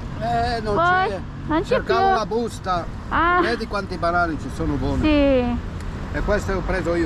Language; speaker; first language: Italian; non-native, learner; Filipino